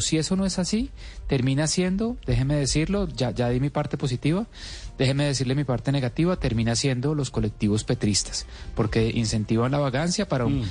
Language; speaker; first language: Spanish; native; Spanish